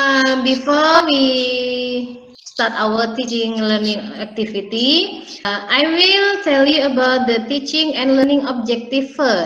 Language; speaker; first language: English; non-native, learner; Indonesian